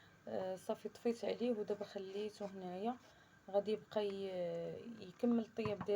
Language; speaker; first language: Arabic; native; Arabic